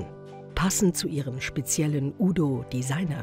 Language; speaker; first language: German; native; German